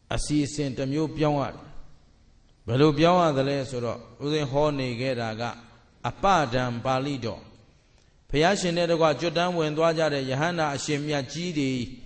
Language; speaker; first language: Burmese; native; Burmese